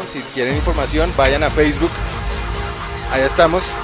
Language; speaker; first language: Spanish; native; Spanish